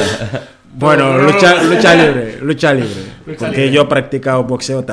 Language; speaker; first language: Spanish; non-native, learner; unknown